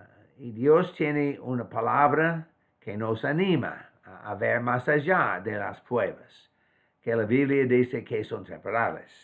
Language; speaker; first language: Spanish; non-native, fluent; English